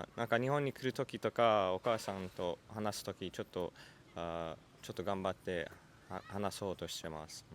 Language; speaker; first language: Japanese; early bilingual, heritage; Japanese